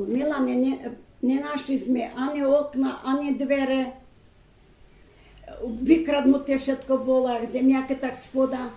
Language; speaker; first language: Slovak; early bilingual, heritage; Slovak